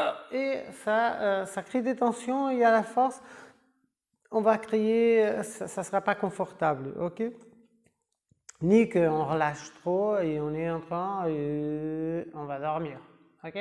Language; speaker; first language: French; non-native, fluent; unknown